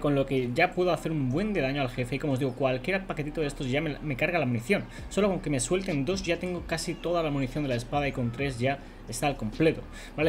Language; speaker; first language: Spanish; native; Spanish